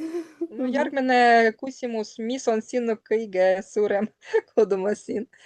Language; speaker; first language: Estonian; non-native, learner; Russian